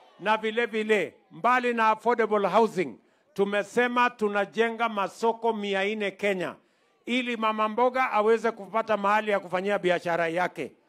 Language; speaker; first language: Swahili; non-native, local second language; Kalenjin